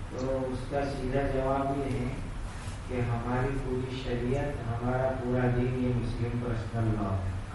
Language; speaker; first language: Urdu; native; Urdu